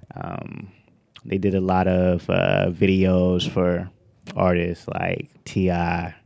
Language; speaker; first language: English; native; English